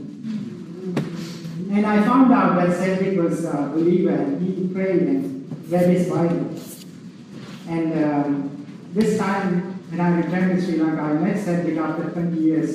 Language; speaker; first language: English; non-native, local second language; Sinhala